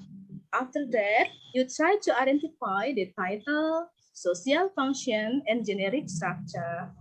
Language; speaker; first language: English; non-native, learner; Indonesian